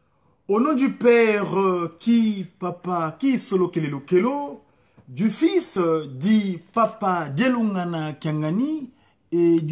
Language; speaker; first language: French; non-native, local second language; Kongo